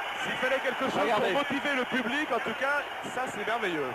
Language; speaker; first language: French; native; French